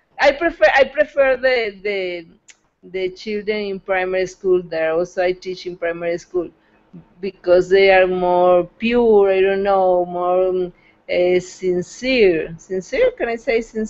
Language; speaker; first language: English; non-native, fluent; Spanish